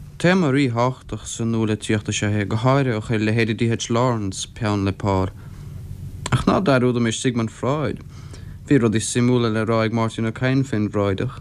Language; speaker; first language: Irish; non-native, local second language; English